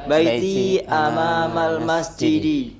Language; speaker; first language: Arabic; non-native, learner; Indonesian